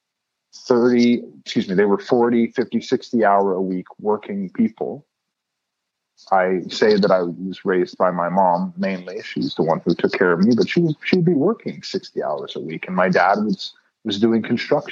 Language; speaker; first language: English; native; English